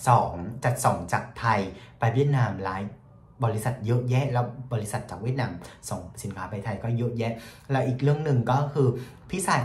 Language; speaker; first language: Thai; non-native, fluent; Vietnamese